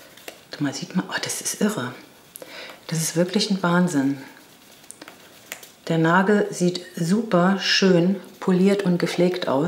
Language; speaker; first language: German; native; German